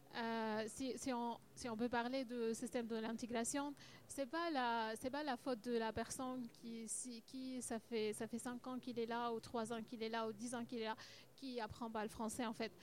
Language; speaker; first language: French; non-native, learner; Arabic